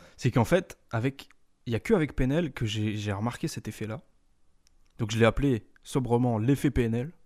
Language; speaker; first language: French; native; French